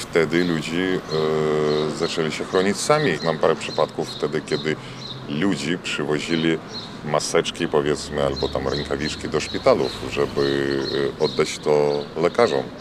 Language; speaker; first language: Polish; non-native, fluent; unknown